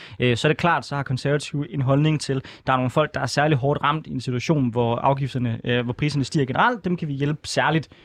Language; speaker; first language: Danish; native; Danish